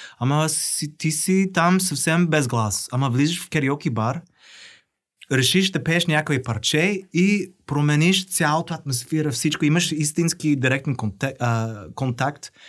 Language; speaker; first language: Bulgarian; non-native, fluent; English